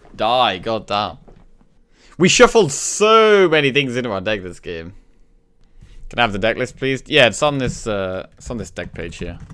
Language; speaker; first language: English; native; English